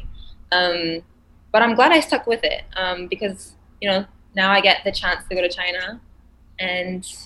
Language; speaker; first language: English; non-native, local second language; Malay